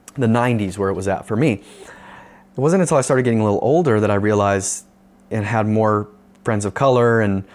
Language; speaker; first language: English; native; English